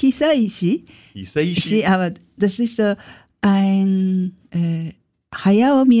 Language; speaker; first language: German; non-native, learner; Japanese